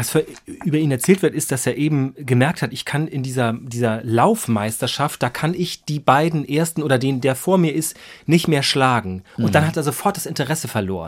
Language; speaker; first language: German; native; German